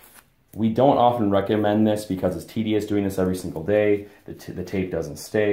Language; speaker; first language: English; native; English